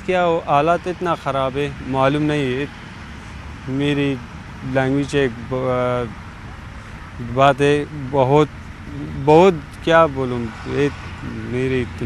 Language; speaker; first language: Hindi; non-native, learner; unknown